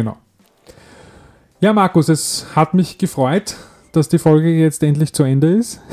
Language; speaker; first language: German; native; German